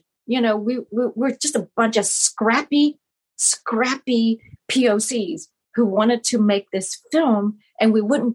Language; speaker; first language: English; non-native, fluent; Vietnamese